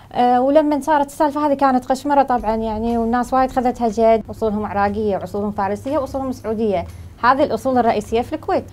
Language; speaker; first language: Arabic; native; Arabic